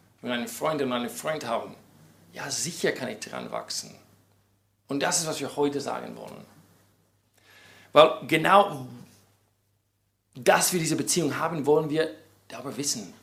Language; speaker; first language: German; non-native, fluent; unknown